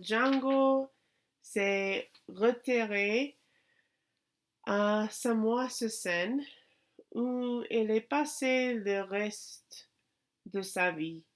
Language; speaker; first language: French; non-native, learner; English